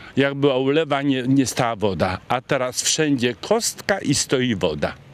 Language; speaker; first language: Polish; native; Polish